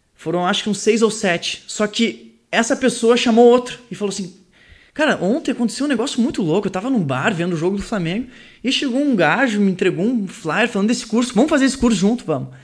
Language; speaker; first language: Portuguese; early bilingual, other home language; French